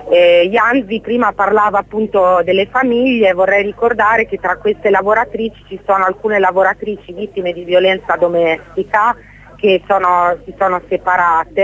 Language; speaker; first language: Italian; native; Italian